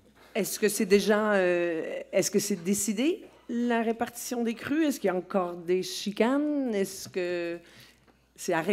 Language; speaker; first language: French; native; French